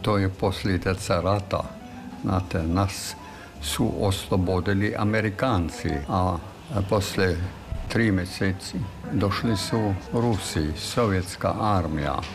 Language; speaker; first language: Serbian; non-native, fluent; German